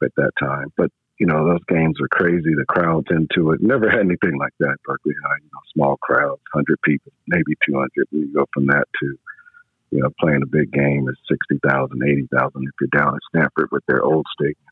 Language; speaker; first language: English; native; English